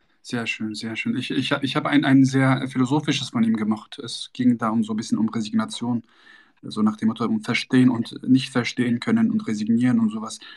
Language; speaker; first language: German; native; German